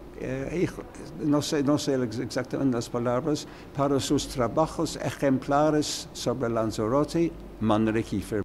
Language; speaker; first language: Spanish; non-native, learner; English